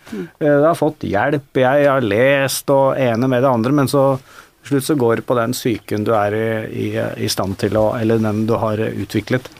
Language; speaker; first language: Norwegian; native; Norwegian